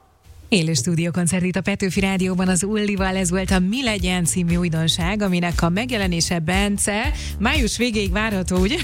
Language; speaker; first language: Hungarian; native; Hungarian